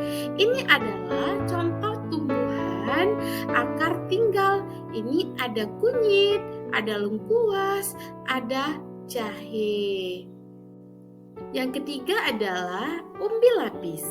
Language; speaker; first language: Indonesian; native; Indonesian